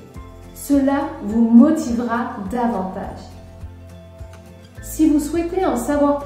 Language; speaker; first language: French; native; French